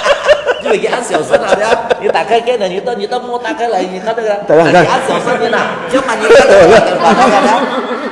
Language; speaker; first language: Chinese; non-native, learner; Hakka Chinese